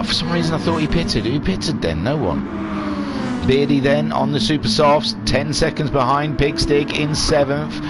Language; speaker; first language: English; native; English